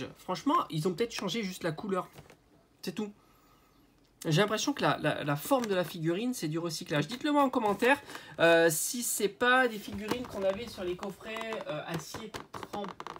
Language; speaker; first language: French; native; French